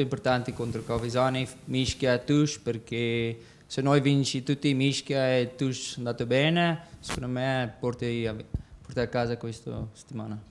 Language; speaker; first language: Italian; non-native, learner; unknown